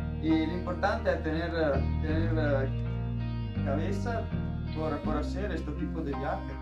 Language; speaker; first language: Spanish; non-native, learner; Italian